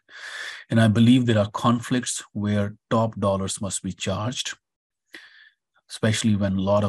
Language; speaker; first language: English; non-native, local second language; Punjabi